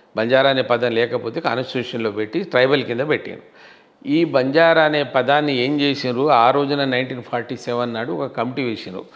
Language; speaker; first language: Telugu; non-native, local second language; Lambadi